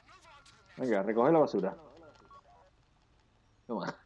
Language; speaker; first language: Spanish; native; Spanish